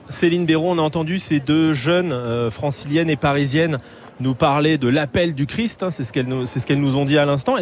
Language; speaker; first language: French; native; French